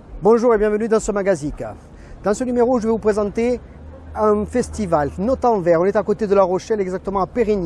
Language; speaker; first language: French; native; French